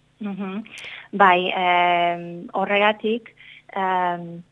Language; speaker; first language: Basque; non-native, learner; Polish